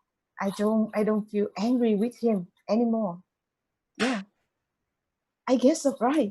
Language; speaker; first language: English; non-native, learner; Vietnamese